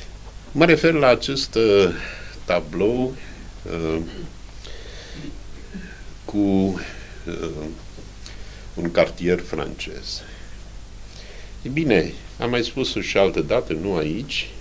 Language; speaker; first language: Romanian; native; Romanian